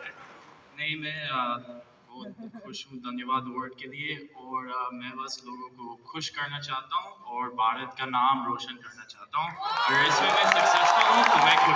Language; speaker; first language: Hindi; non-native, fluent; English